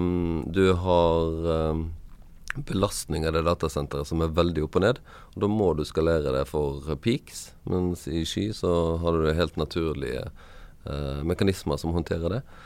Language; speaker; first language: Norwegian; native; Norwegian